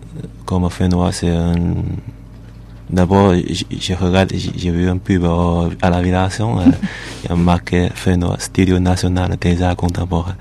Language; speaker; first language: French; non-native, learner; Chinese